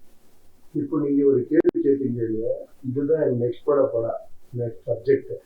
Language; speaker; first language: Tamil; non-native, learner; Kannada